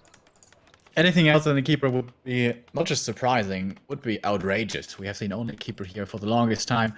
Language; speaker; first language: English; non-native, fluent; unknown